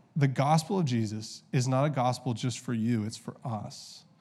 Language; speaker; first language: English; native; English